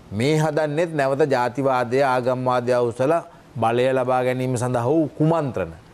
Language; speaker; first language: Sinhala; native; Sinhala